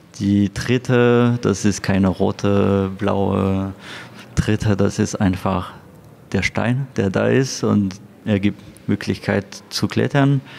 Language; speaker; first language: German; non-native, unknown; French